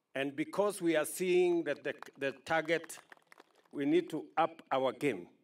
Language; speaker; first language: English; non-native, local second language; Kalenjin